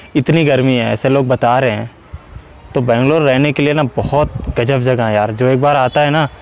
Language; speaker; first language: Hindi; native; Hindi